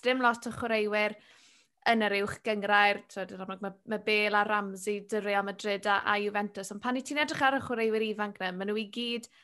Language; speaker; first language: Welsh; native; Welsh